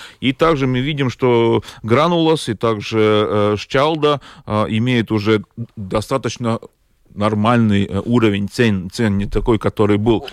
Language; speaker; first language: Russian; non-native, local second language; Latvian